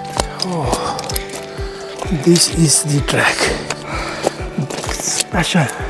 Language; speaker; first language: English; non-native, learner; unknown